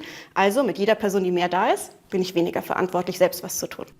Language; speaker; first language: German; native; German